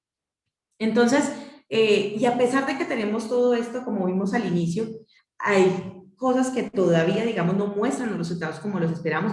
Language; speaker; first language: Spanish; native; Spanish